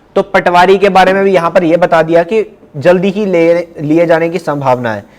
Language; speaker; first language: Hindi; non-native, local second language; Punjabi